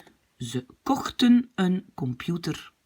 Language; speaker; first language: Dutch; non-native, fluent; French